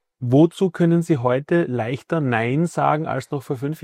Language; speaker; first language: German; native; German